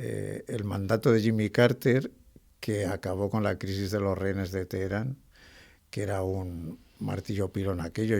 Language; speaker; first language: Spanish; native; Spanish